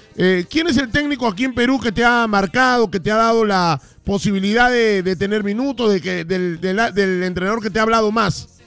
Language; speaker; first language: Spanish; native; Spanish